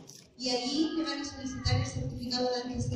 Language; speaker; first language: Spanish; native; Spanish